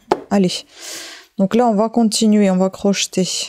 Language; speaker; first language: French; native; French